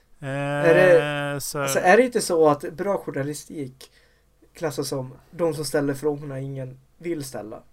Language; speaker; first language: Swedish; native; Swedish